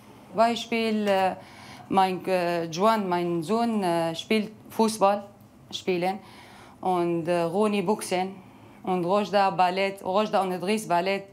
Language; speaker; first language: German; non-native, learner; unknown